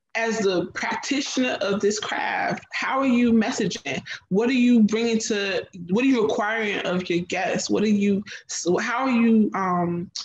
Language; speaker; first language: English; native; English